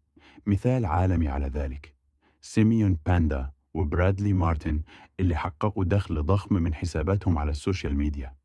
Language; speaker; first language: Arabic; native; Arabic